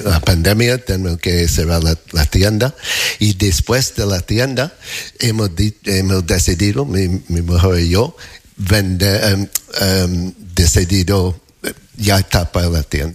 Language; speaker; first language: Spanish; non-native, learner; English